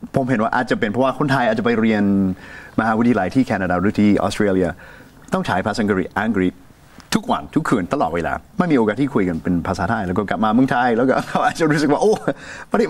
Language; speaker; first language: Thai; non-native, fluent; English